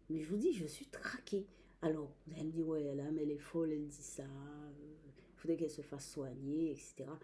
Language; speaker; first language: French; native; French